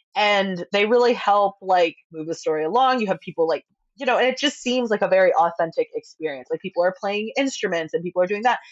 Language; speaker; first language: English; early bilingual, other home language; Spanish